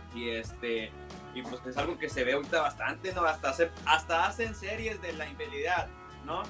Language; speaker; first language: Spanish; early bilingual, heritage; Spanish